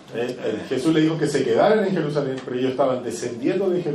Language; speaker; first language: Spanish; native; Spanish